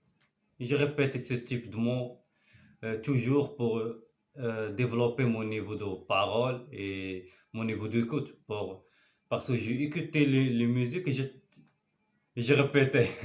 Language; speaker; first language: French; non-native, learner; Arabic